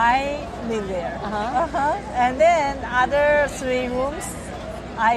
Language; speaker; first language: English; non-native, learner; Chinese